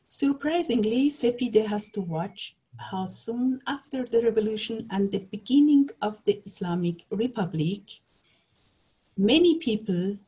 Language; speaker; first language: English; non-native, learner; Persian